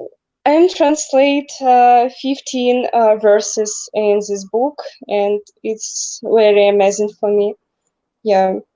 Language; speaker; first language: English; non-native, learner; Russian